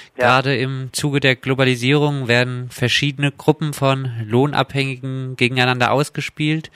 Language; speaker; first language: German; native; German